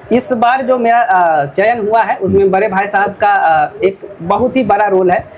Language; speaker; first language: Hindi; native; Hindi